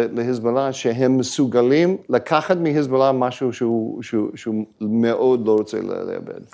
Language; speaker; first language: Hebrew; non-native, fluent; English